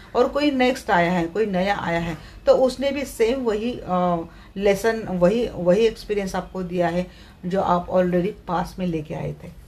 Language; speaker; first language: Hindi; non-native, local second language; Marathi